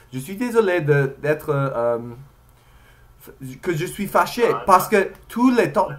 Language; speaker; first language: French; non-native, learner; English